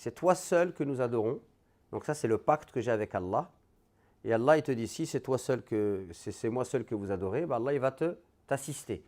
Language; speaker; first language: French; native; French